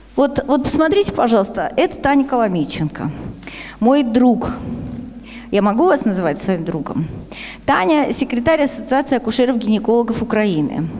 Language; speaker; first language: Russian; native; Russian